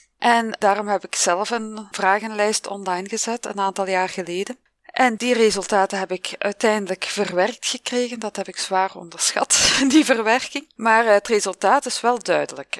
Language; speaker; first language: Dutch; native; Dutch